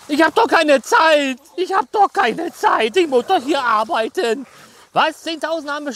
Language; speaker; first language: German; native; German